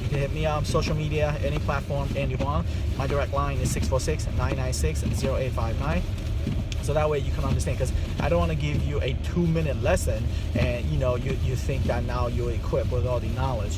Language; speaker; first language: English; non-native, fluent; Chinese